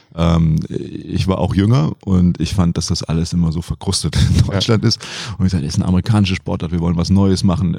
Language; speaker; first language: German; native; German